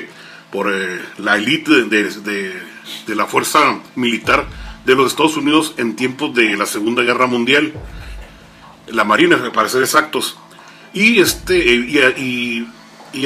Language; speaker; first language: Spanish; native; Spanish